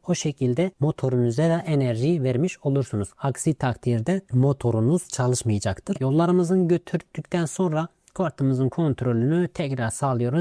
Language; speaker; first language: Turkish; native; Turkish